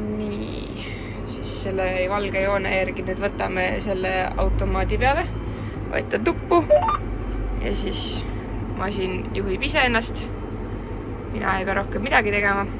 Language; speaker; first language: Estonian; native; Estonian